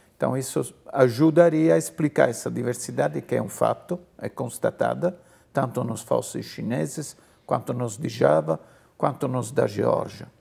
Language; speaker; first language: Portuguese; non-native, fluent; Italian